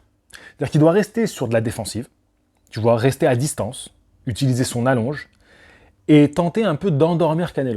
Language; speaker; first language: French; native; French